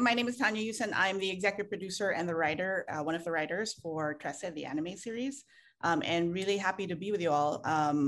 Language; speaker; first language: English; non-native, local second language; Filipino